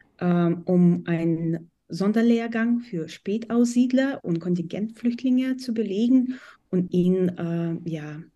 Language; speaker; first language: German; non-native, fluent; Russian